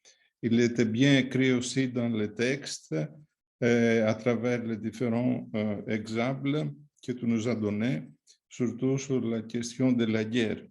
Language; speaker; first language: French; non-native, fluent; Greek